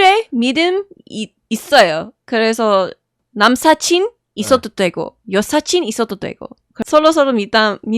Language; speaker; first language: Korean; non-native, fluent; English